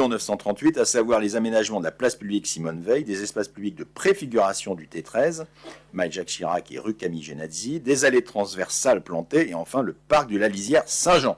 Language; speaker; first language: French; native; French